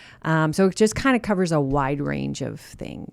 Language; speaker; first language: English; native; English